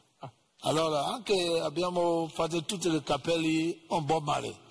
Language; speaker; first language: Italian; non-native, learner; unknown